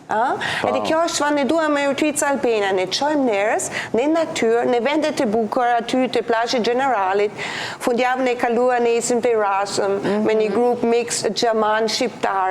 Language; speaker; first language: Albanian; non-native, fluent; German